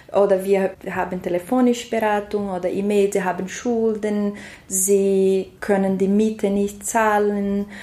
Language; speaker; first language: German; non-native, fluent; Portuguese